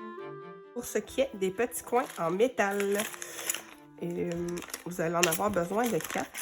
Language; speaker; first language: French; native; French